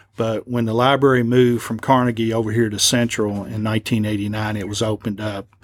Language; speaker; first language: English; native; English